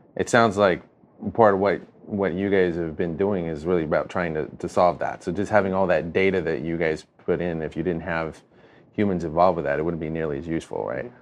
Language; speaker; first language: English; native; English